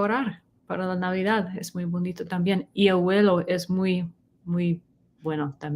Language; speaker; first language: Spanish; non-native, fluent; English